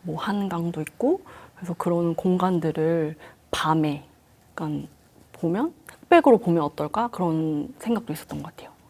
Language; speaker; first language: Korean; native; Korean